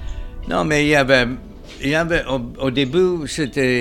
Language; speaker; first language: French; non-native, fluent; English